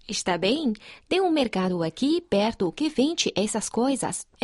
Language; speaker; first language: Portuguese; non-native, fluent; Chinese